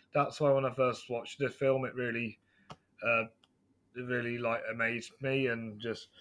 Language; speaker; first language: English; native; English